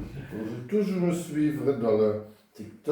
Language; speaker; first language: French; non-native, fluent; Dutch